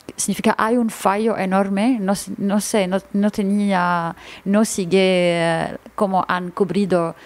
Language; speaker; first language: Spanish; non-native, learner; Arabic